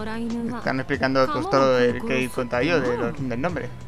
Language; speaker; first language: Spanish; native; Spanish